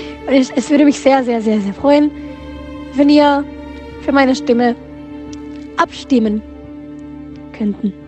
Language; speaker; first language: German; non-native, fluent; Spanish